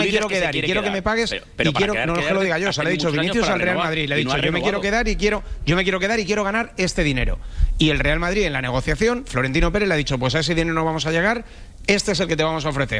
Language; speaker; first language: Spanish; native; Spanish